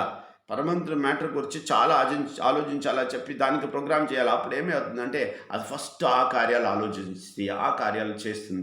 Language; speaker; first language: Telugu; non-native, fluent; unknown